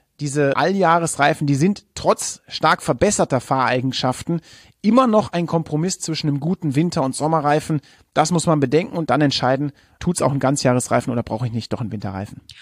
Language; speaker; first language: German; native; German